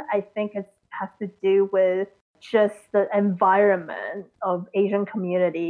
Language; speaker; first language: English; early bilingual, other home language; Chinese